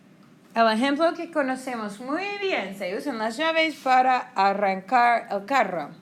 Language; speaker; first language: Spanish; non-native, fluent; English